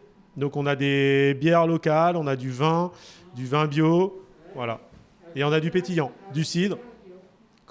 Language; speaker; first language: French; native; French